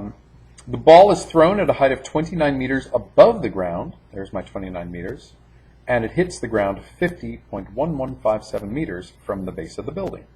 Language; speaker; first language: English; native; English